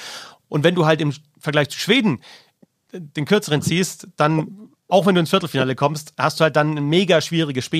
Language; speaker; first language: German; native; German